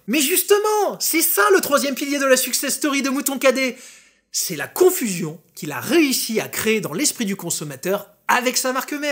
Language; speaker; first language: French; native; French